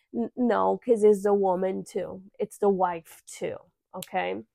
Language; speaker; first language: English; early bilingual, other home language; Spanish